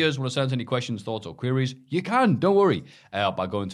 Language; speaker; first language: English; native; English